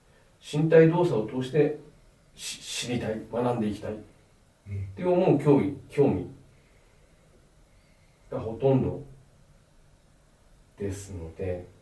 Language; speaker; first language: Japanese; native; Japanese